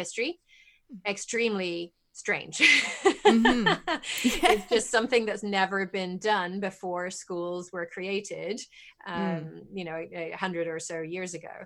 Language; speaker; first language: English; native; English